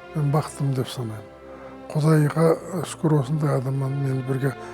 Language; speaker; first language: Kazakh; native; Kazakh